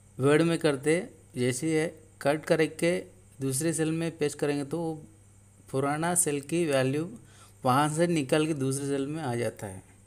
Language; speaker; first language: Hindi; non-native, local second language; Tamil